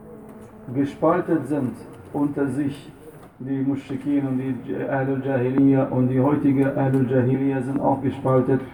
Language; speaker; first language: German; non-native, fluent; Arabic